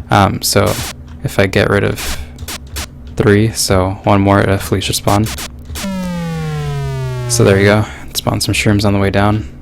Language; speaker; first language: English; native; English